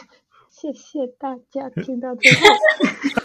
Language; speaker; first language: Chinese; non-native, fluent; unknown